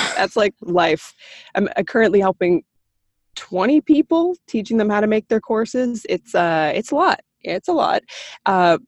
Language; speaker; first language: English; native; English